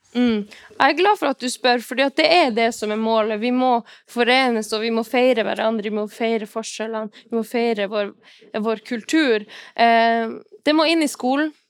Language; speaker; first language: Norwegian; non-native, local second language; Northern Sami